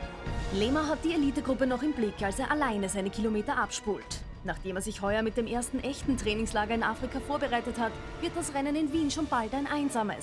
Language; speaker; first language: German; native; German